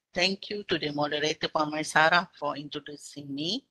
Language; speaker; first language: English; non-native, local second language; Malay